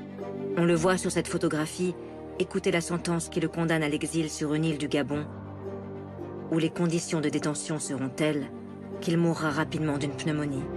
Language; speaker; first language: French; native; French